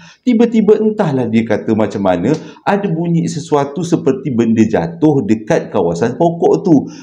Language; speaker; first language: Malay; native; Malay